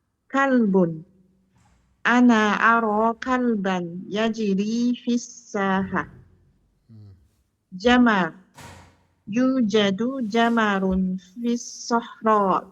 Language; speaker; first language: Arabic; non-native, learner; Indonesian